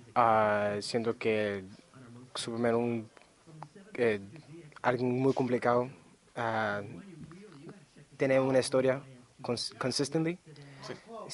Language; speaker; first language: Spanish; early bilingual, heritage; Spanish